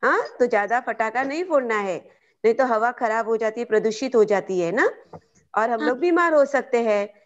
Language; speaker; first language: Hindi; non-native, local second language; Marathi